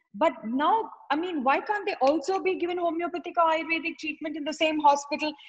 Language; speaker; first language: English; non-native, local second language; Tamil